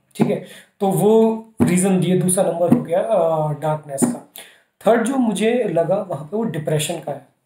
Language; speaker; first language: Hindi; native; Hindi